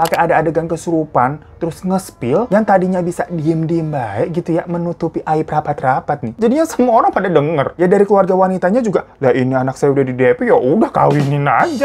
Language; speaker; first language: Indonesian; native; Indonesian